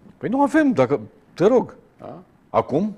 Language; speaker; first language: Romanian; native; Romanian